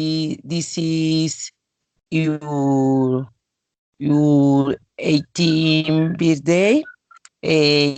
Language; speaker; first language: English; non-native, learner; Spanish